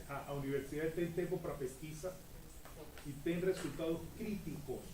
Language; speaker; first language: Portuguese; non-native, fluent; Spanish